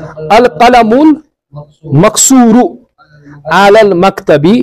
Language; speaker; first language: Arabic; non-native, fluent; Kashmiri